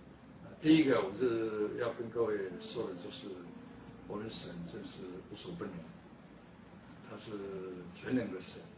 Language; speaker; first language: Chinese; native; Chinese